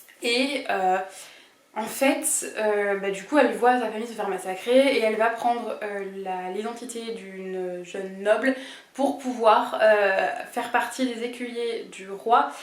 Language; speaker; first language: French; native; French